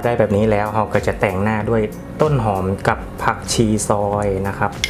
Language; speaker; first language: Thai; non-native, local second language; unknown